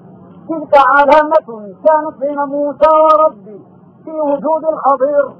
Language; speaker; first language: Arabic; native; Arabic